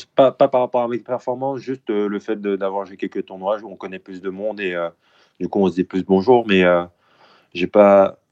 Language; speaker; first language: French; early bilingual, other home language; Korean